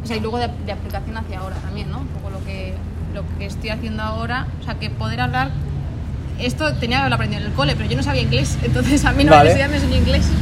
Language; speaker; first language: Spanish; native; Spanish